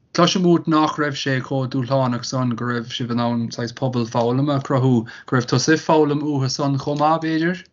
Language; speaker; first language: Irish; native; Irish